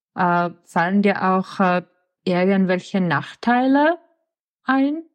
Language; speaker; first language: German; non-native, fluent; Czech